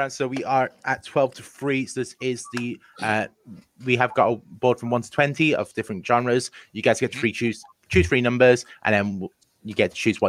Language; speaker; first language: English; native; English